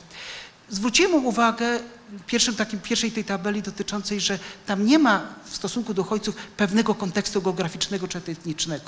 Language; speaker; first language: Polish; native; Polish